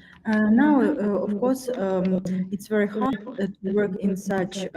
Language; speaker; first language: English; non-native, fluent; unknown